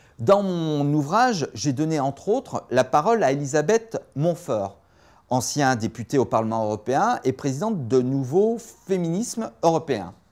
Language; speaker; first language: French; native; French